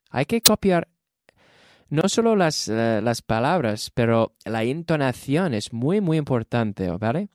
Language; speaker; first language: Spanish; non-native, fluent; English